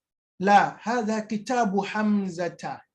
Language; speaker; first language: Arabic; non-native, fluent; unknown